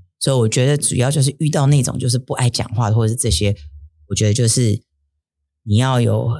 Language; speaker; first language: Chinese; early bilingual, heritage; Chinese